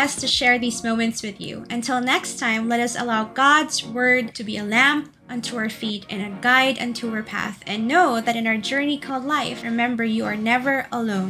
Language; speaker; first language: English; non-native, local second language; Cebuano